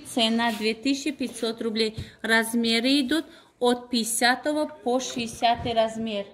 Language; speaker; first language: Russian; non-native, local second language; Tajik